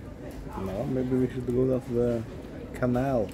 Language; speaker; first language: English; non-native, fluent; Norwegian